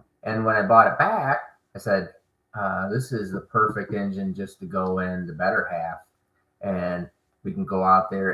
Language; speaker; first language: English; native; English